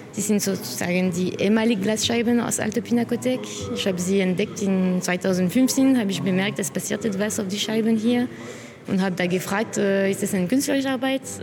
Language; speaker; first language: German; non-native, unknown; French